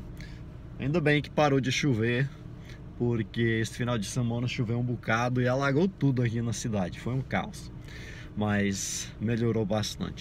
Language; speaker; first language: Portuguese; non-native, fluent; English